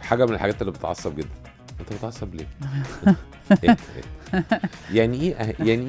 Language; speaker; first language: Arabic; native; Arabic